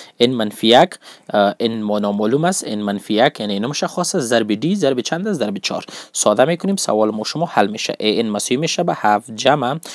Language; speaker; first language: Persian; non-native, local second language; Pashto